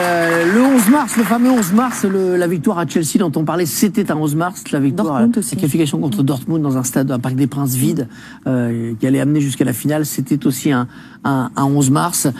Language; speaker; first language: French; native; French